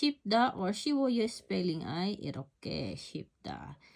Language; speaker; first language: Korean; non-native, learner; Filipino